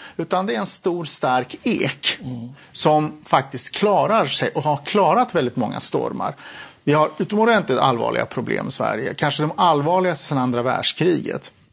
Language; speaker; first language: Swedish; early bilingual, other home language; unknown